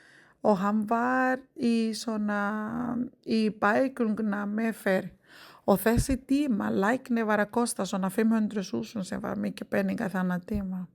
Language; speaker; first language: Icelandic; non-native, learner; Spanish